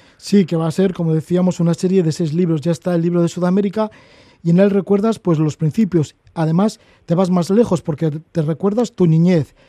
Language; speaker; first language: Spanish; native; Spanish